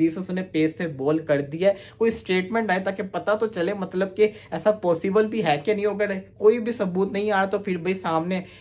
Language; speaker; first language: Urdu; native; Urdu